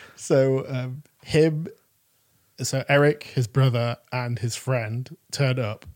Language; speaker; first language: English; native; English